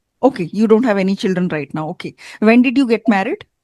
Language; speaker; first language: English; non-native, fluent; Hindi